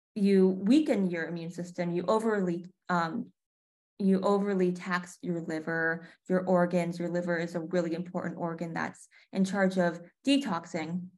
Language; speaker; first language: English; native; English